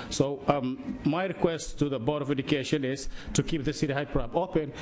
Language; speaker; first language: English; non-native, learner; Somali